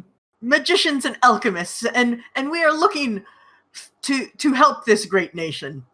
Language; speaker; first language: English; native; English